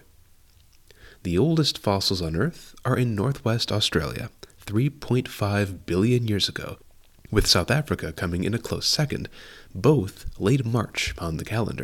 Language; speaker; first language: English; native; English